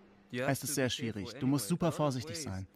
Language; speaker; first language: German; native; German